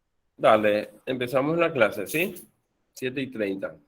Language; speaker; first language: Spanish; native; Spanish